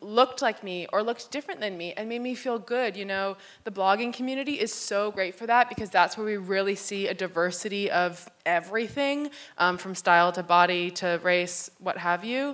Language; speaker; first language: English; native; English